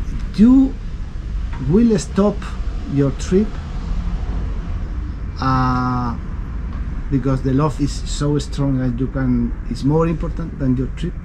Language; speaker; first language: English; non-native, learner; Spanish